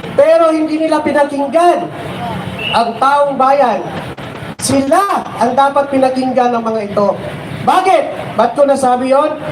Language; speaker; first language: Filipino; native; Filipino